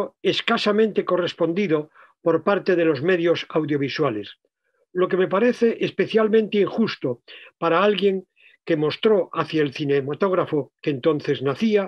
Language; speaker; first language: Spanish; native; Spanish